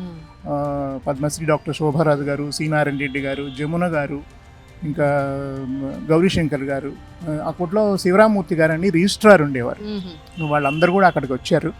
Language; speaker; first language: Telugu; native; Telugu